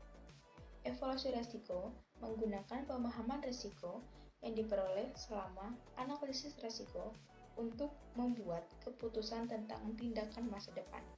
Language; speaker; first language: Indonesian; native; Indonesian